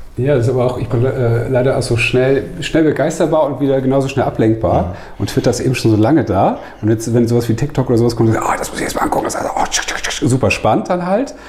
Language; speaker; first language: German; native; German